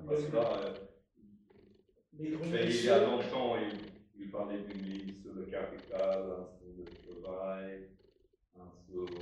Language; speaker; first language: French; non-native, fluent; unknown